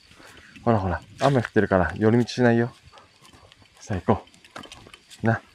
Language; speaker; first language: Japanese; native; Japanese